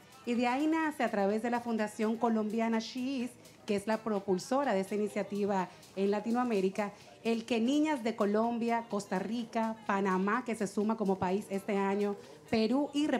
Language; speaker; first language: Spanish; native; Spanish